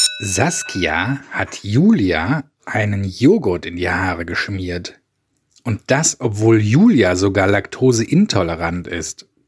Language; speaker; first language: German; native; German